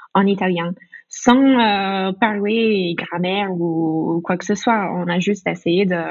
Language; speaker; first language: French; non-native, fluent; English